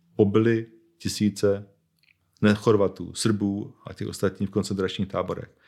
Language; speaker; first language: Czech; native; Czech